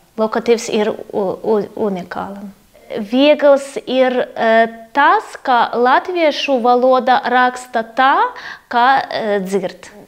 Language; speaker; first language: Latvian; non-native, learner; Ukrainian